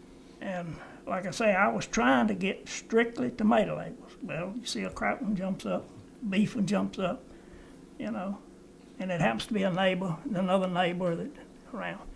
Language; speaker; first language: English; native; English